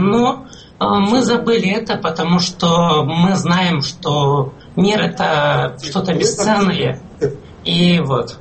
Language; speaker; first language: Russian; non-native, fluent; Romanian